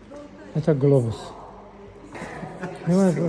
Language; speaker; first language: Russian; non-native, learner; Tajik